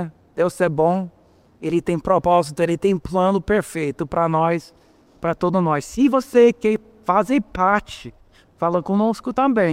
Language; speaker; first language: Portuguese; non-native, fluent; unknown